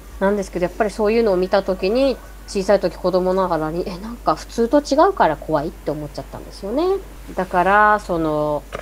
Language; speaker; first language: Japanese; native; Japanese